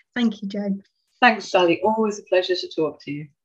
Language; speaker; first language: English; native; English